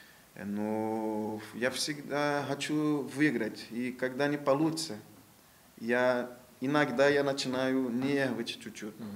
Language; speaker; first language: Russian; non-native, learner; Portuguese